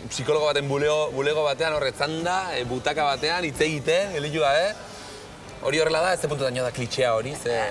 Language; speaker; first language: Basque; native; Basque